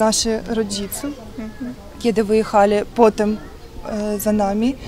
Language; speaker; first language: Polish; non-native, learner; Ukrainian